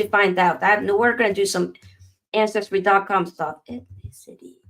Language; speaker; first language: English; native; English